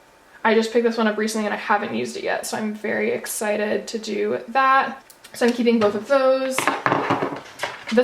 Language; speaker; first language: English; native; English